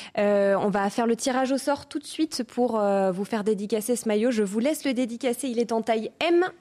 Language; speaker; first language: French; native; French